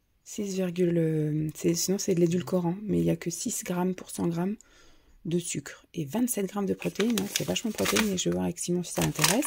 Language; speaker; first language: French; native; French